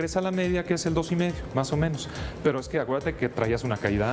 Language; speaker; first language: Spanish; native; Spanish